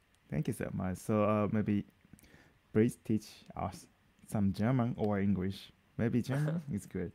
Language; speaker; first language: English; non-native, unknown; Japanese